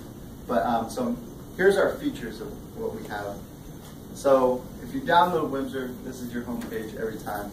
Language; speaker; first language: English; native; English